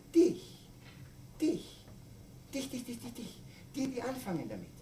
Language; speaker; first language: German; native; German